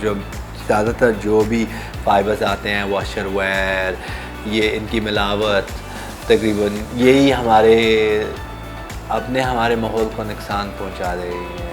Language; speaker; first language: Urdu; early bilingual, heritage; Urdu